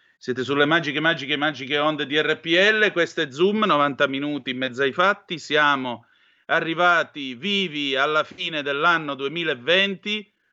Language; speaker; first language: Italian; native; Italian